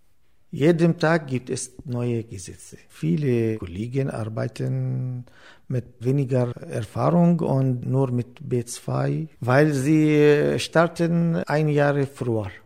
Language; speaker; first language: German; non-native, learner; Arabic